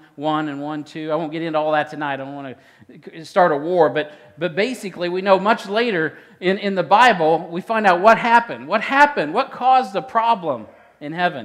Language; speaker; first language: English; native; English